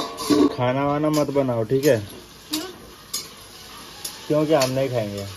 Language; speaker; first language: Hindi; native; Hindi